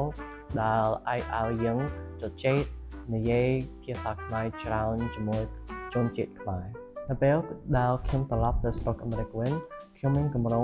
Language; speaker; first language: Khmer; non-native, learner; English